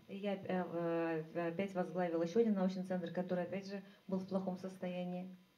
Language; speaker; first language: Russian; native; Russian